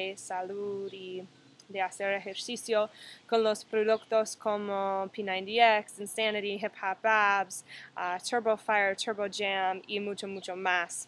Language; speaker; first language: Spanish; non-native, fluent; English